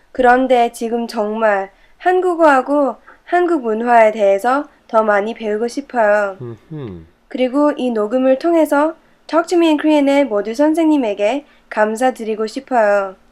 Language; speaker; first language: Korean; early bilingual, heritage; Chinese